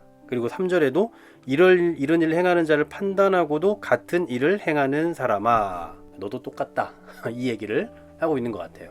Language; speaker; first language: Korean; native; Korean